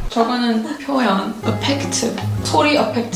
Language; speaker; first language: Korean; early bilingual, heritage; English